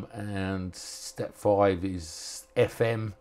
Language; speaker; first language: English; native; English